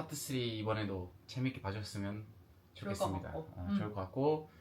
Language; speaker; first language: Korean; non-native, fluent; English